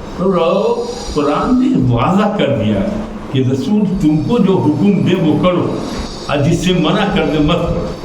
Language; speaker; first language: Urdu; native; Urdu